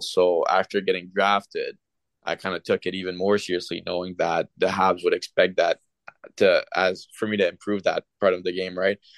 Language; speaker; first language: English; non-native, local second language; French